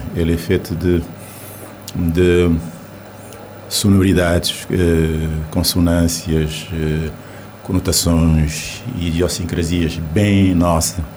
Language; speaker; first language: Portuguese; non-native, local second language; Kabuverdianu